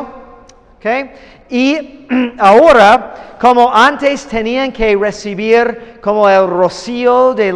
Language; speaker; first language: Spanish; non-native, fluent; English